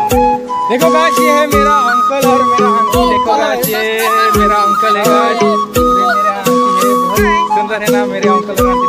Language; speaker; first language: Hindi; non-native, local second language; Karbi